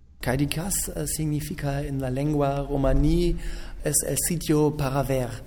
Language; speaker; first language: Spanish; non-native, fluent; German